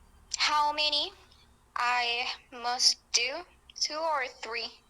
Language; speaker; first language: English; non-native, learner; Spanish